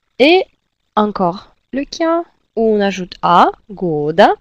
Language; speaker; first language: French; non-native, fluent; Russian